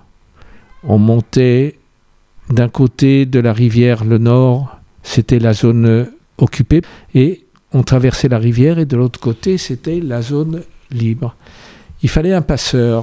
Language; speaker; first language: French; native; French